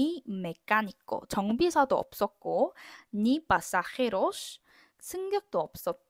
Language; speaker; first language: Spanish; non-native, fluent; Korean